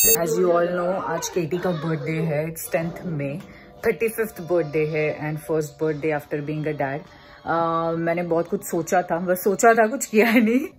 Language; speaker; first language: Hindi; non-native, local second language; Marathi